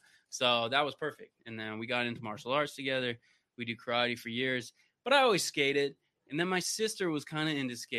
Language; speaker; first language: English; native; English